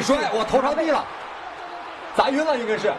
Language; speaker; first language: Chinese; native; Chinese